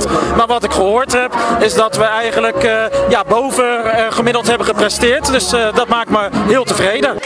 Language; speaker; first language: Dutch; non-native, local second language; Papiamento